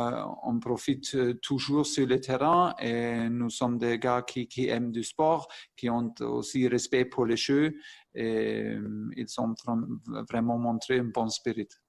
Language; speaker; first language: French; non-native, fluent; German